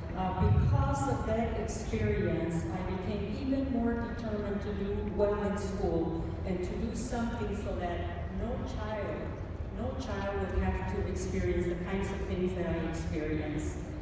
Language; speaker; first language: English; early bilingual, other home language; Spanish